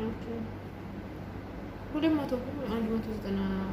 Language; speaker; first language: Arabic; non-native, learner; Amharic